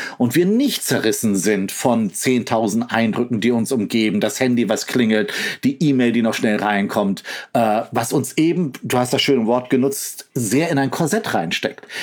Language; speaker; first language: German; native; German